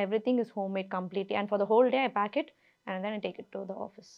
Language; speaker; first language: English; non-native, local second language; Tamil